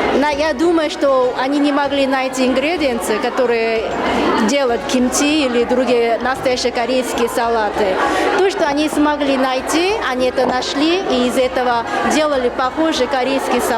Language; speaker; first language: Russian; non-native, fluent; Korean